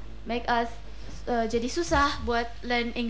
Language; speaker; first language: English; non-native, local second language; Indonesian